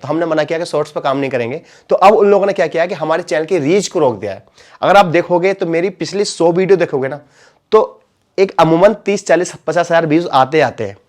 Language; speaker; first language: Hindi; native; Hindi